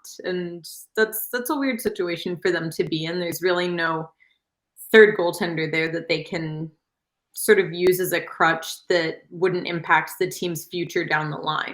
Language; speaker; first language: English; native; English